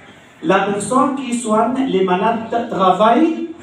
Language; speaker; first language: French; non-native, fluent; Arabic